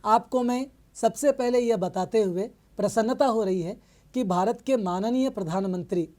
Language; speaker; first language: Hindi; non-native, local second language; Telugu